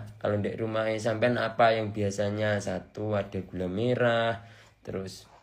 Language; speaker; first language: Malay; non-native, local second language; Javanese